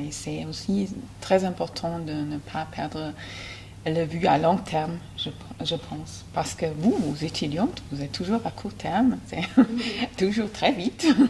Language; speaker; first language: French; non-native, fluent; German